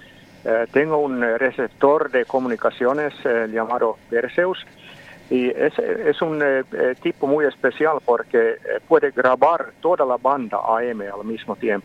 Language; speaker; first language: Spanish; non-native, fluent; Finnish